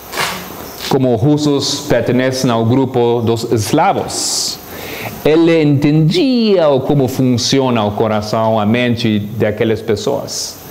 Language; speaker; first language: Portuguese; non-native, fluent; Spanish